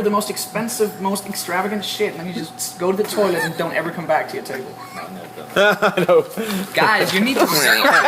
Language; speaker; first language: English; non-native, fluent; Danish